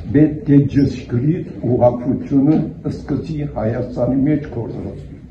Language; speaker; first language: Armenian; early bilingual, heritage; Armenian